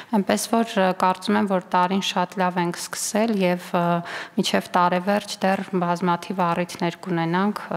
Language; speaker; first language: Armenian; native; Armenian